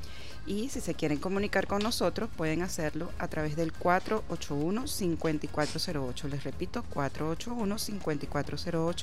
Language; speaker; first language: Spanish; native; Spanish